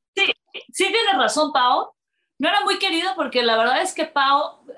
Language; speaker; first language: Spanish; native; Spanish